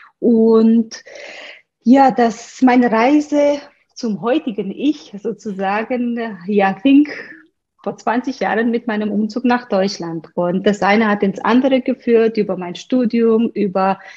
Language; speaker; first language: German; non-native, fluent; Romanian